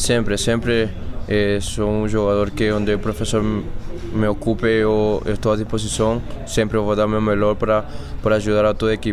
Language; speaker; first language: Portuguese; non-native, fluent; Spanish